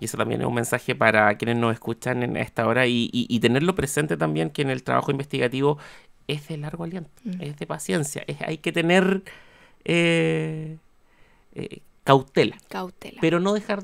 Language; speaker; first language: Spanish; native; Spanish